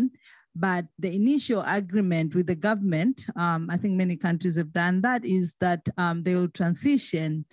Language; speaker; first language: English; non-native, local second language; Swahili